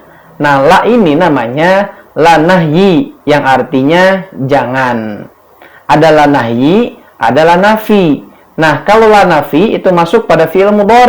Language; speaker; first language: Indonesian; native; Indonesian